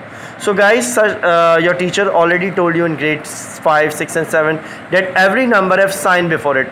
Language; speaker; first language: English; non-native, local second language; Hindi